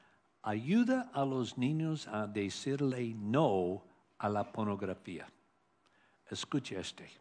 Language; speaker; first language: Spanish; non-native, learner; English